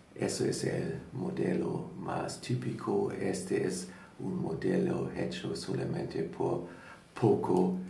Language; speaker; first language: Spanish; non-native, learner; German